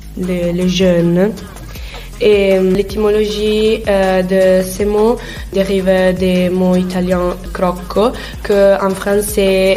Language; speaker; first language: French; non-native, learner; Italian